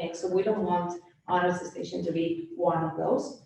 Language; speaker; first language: English; non-native, fluent; Spanish